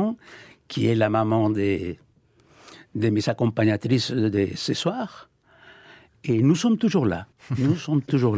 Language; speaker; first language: French; non-native, fluent; Spanish